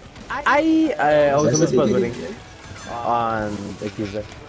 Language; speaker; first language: English; non-native, learner; Spanish